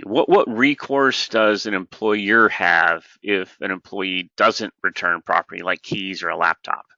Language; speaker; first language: English; native; English